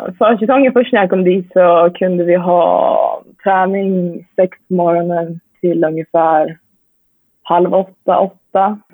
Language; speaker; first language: Swedish; native; Swedish